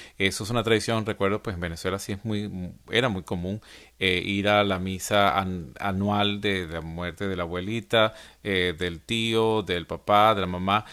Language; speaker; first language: Spanish; native; Spanish